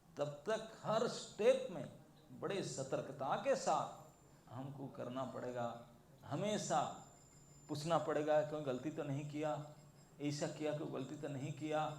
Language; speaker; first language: Hindi; non-native, local second language; Bangla